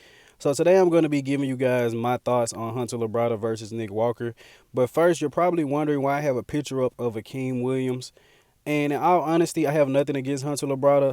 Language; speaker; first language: English; native; English